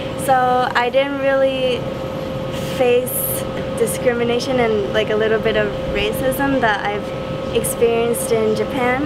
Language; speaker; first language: English; native; English